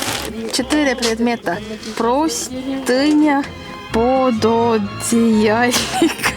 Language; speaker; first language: Russian; non-native, local second language; Estonian